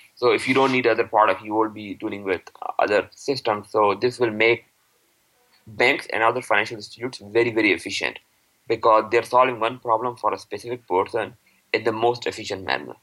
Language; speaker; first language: English; non-native, local second language; Urdu